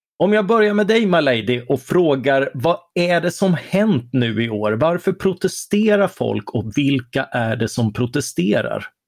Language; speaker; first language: Swedish; native; Swedish